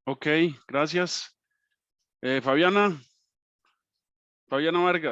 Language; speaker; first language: Spanish; native; Spanish